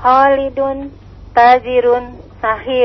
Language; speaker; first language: Arabic; non-native, learner; Indonesian